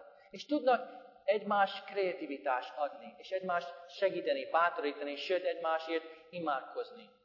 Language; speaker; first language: Hungarian; non-native, fluent; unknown